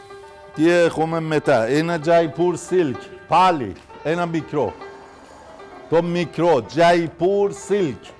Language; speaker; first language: Greek; non-native, fluent; Persian